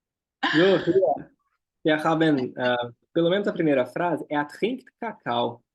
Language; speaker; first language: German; non-native, fluent; Portuguese